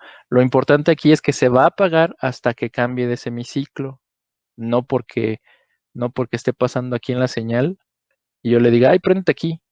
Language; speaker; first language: Spanish; native; Spanish